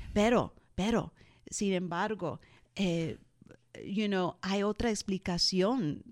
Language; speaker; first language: Spanish; early bilingual, heritage; Spanish